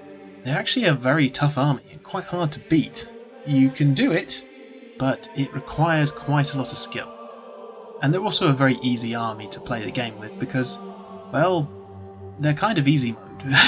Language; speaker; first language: English; native; English